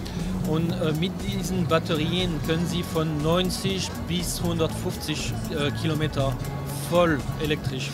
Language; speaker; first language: German; non-native, fluent; French